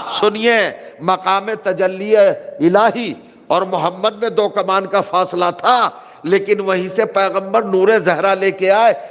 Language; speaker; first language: Urdu; native; Urdu